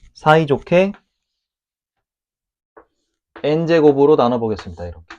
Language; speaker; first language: Korean; native; Korean